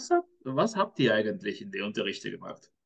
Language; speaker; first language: German; non-native, fluent; Spanish